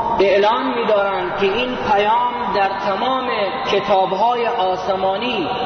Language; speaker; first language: Persian; native; Persian